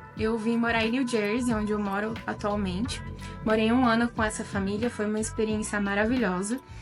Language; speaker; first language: Portuguese; native; Portuguese